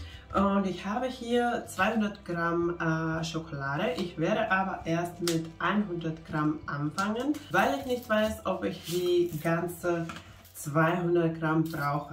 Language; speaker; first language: German; non-native, fluent; Finnish